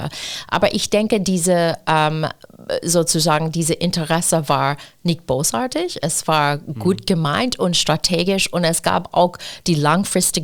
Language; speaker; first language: German; non-native, fluent; English